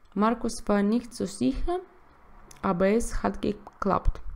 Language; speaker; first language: German; non-native, learner; Russian